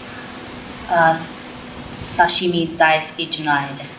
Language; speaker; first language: Japanese; non-native, learner; English